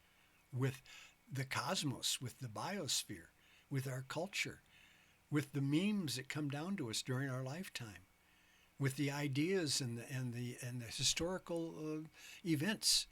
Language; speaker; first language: English; native; English